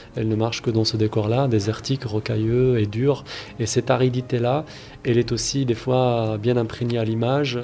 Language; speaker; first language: French; non-native, local second language; Arabic